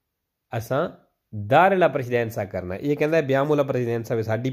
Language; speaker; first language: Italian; non-native, learner; Punjabi